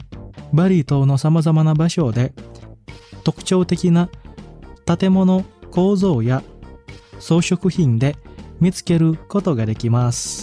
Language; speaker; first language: Japanese; non-native, fluent; Indonesian